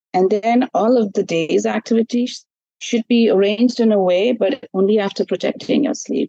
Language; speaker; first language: English; non-native, local second language; Malayalam